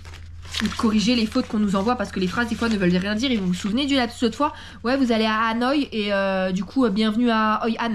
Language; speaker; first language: French; native; French